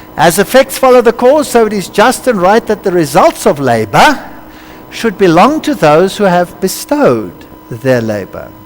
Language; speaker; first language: English; non-native, local second language; Afrikaans